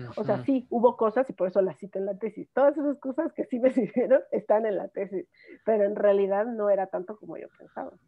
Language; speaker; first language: Spanish; native; Spanish